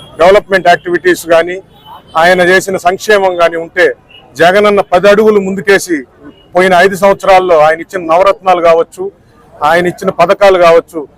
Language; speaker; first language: Telugu; native; Telugu